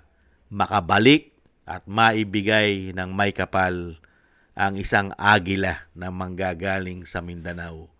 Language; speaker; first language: Filipino; native; Filipino